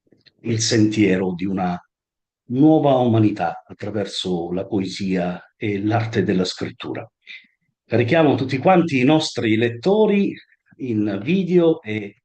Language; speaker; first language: Italian; native; Italian